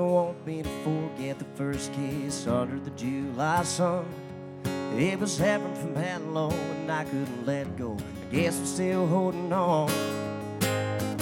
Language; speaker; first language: English; native; English